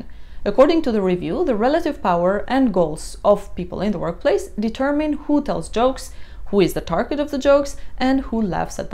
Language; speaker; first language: English; non-native, fluent; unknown